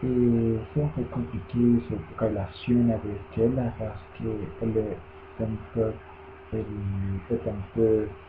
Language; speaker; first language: French; non-native, learner; Spanish